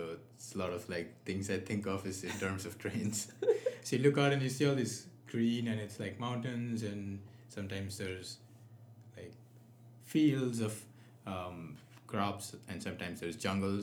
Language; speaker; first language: English; non-native, local second language; Nepali